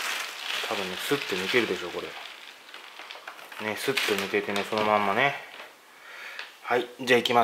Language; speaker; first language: Japanese; native; Japanese